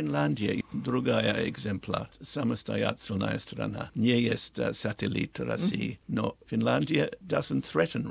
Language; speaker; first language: Russian; non-native, learner; English